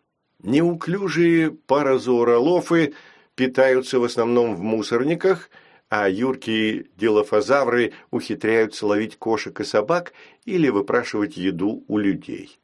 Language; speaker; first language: Russian; native; Russian